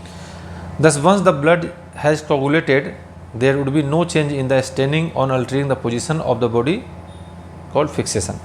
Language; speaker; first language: English; non-native, local second language; Hindi